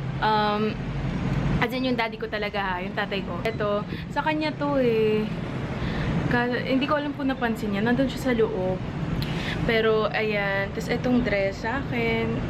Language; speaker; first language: Filipino; native; Filipino